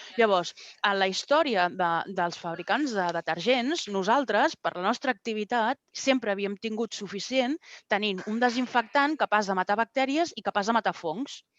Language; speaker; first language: Catalan; non-native, local second language; Spanish